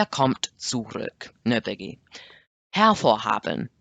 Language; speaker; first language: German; non-native, learner; English